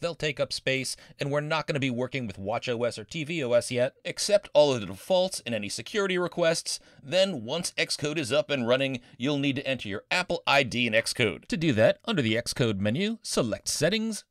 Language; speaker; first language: English; native; English